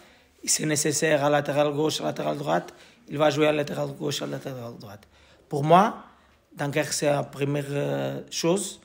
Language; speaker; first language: French; non-native, learner; Portuguese